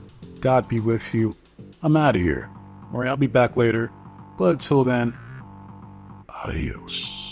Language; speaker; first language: English; native; English